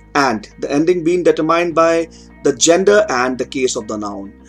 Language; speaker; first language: English; non-native, local second language; Hindi